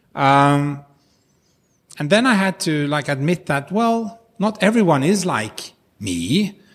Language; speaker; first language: English; non-native, fluent; Norwegian